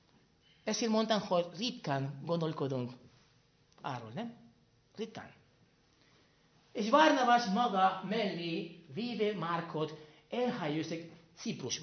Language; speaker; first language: Hungarian; non-native, fluent; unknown